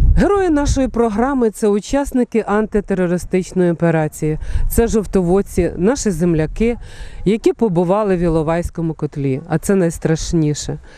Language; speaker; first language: Ukrainian; native; Ukrainian